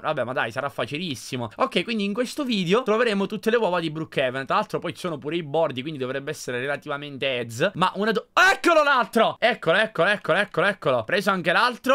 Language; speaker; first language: Italian; native; Italian